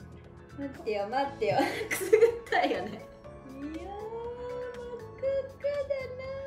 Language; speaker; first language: Japanese; native; Japanese